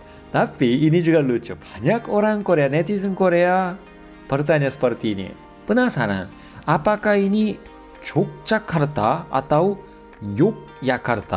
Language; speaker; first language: Indonesian; non-native, fluent; Korean